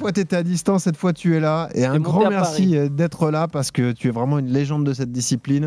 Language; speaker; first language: French; native; French